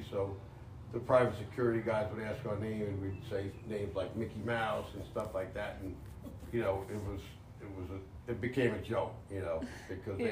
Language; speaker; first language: English; native; English